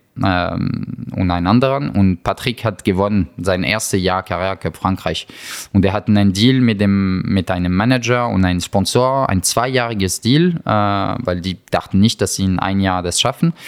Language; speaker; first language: German; non-native, fluent; French